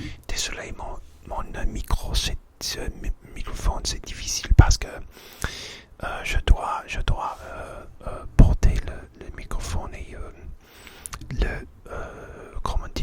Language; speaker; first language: French; non-native, learner; English